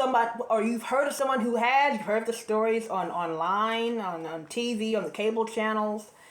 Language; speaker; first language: English; native; English